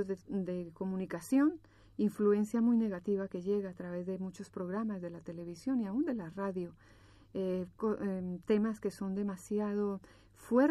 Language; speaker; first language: Spanish; native; Spanish